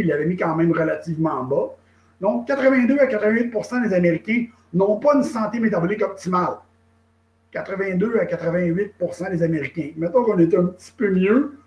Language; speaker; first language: French; native; French